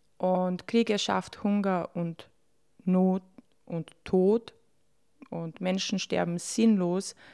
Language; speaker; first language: German; early bilingual, other home language; Bosnian